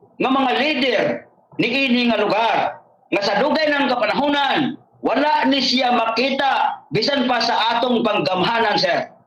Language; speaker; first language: Cebuano; non-native, local second language; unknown